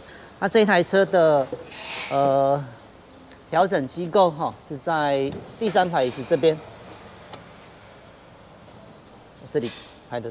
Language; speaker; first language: Chinese; native; Chinese